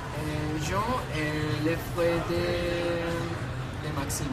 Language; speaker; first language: French; non-native, learner; Spanish